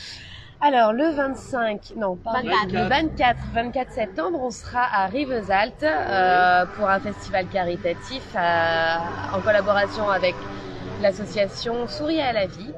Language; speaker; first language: French; native; French